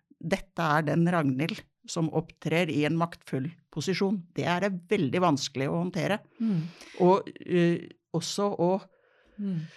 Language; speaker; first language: Norwegian; native; Norwegian